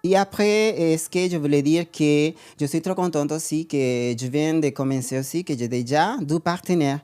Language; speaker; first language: French; non-native, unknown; Spanish